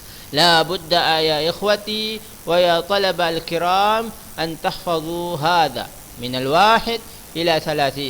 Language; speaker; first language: Arabic; non-native, fluent; Indonesian